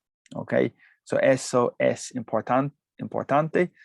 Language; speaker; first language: Spanish; non-native, learner; English